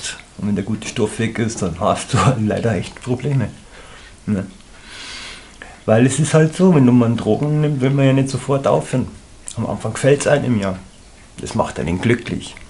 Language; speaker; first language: German; native; German